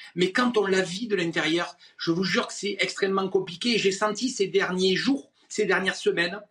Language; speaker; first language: French; native; French